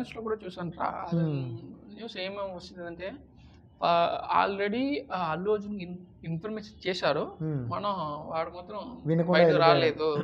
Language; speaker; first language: Telugu; non-native, local second language; Tamil